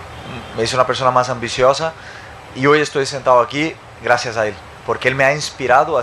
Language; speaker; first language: Spanish; non-native, fluent; Portuguese